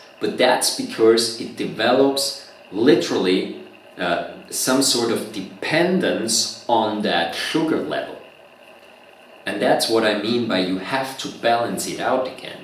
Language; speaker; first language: English; non-native, fluent; German